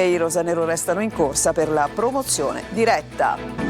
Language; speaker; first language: Italian; native; Italian